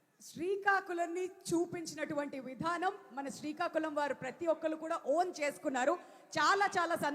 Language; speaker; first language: Telugu; native; Telugu